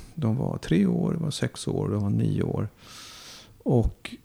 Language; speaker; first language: Swedish; native; Swedish